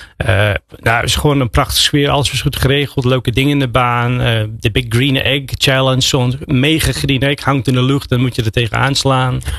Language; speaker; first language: Dutch; non-native, fluent; English